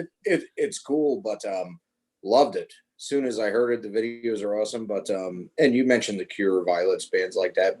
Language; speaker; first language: English; native; English